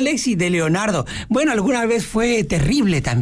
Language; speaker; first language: Spanish; native; Spanish